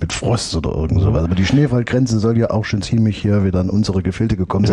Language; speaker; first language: German; native; German